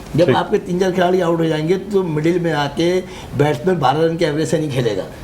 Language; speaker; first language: Urdu; native; Urdu